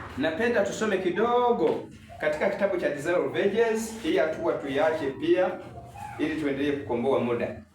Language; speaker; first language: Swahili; non-native, local second language; Rundi